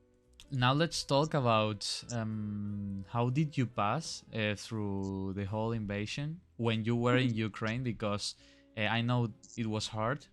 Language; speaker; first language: English; non-native, fluent; Spanish